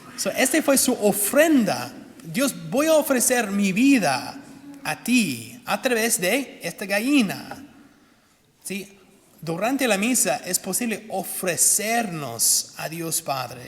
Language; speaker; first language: Spanish; non-native, fluent; English